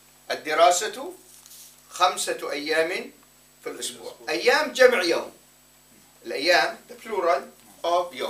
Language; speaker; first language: Arabic; non-native, fluent; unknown